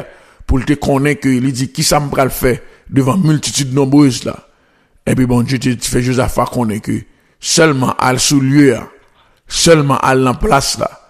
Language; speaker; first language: French; non-native, local second language; Haitian Creole